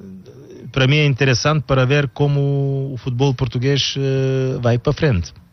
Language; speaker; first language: Portuguese; non-native, learner; Bulgarian